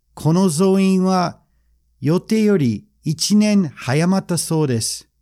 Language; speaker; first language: Japanese; non-native, fluent; English